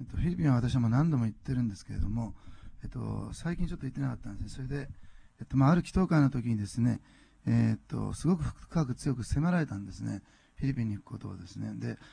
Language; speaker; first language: Japanese; native; Japanese